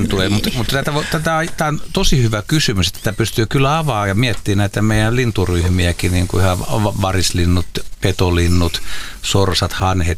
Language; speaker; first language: Finnish; native; Finnish